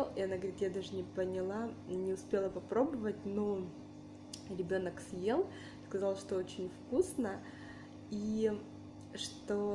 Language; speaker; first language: Russian; native; Russian